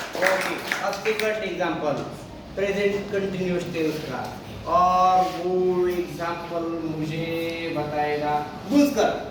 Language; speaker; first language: Hindi; non-native, local second language; Marathi